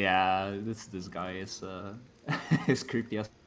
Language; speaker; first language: English; native; English